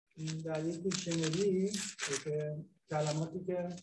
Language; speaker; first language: Persian; native; Persian